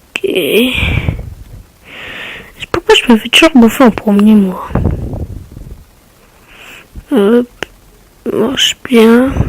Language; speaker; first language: French; native; French